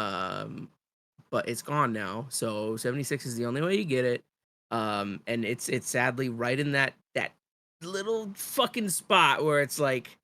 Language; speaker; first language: English; native; English